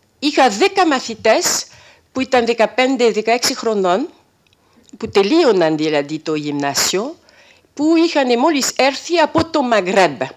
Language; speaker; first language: Greek; non-native, fluent; French